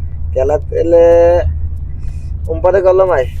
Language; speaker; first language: Malayalam; non-native, local second language; Bangla